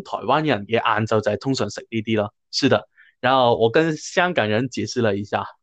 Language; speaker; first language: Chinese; non-native, local second language; Cantonese